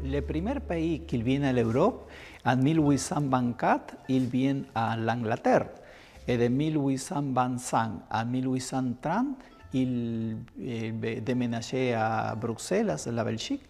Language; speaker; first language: French; non-native, learner; Spanish